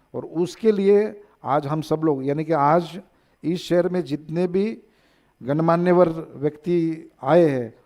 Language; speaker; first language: Hindi; non-native, local second language; Marathi